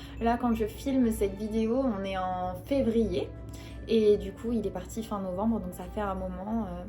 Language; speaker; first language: French; native; French